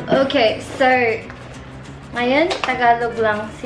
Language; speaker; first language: Filipino; early bilingual, heritage; Filipino